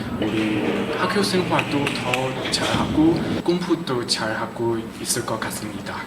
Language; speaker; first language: Korean; non-native, learner; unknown